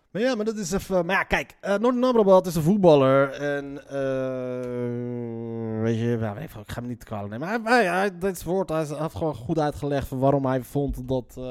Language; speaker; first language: Dutch; early bilingual, other home language; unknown